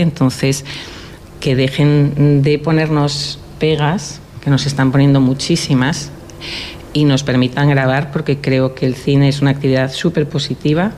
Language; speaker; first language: Spanish; native; Spanish